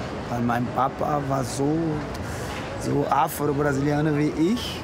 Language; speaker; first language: German; non-native, learner; Portuguese